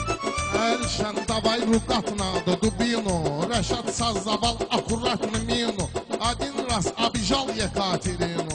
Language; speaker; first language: Russian; non-native, learner; Azerbaijani